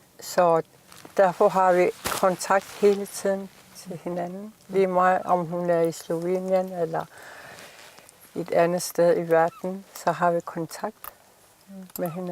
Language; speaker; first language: Danish; non-native, local second language; Kalaallisut